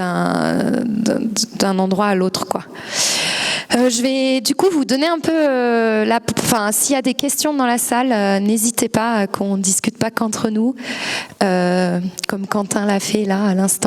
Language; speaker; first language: French; native; French